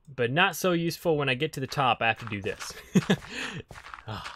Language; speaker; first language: English; native; English